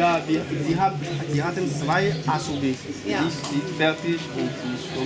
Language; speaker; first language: German; non-native, fluent; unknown